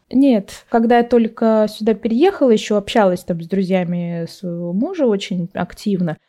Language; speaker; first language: Russian; native; Russian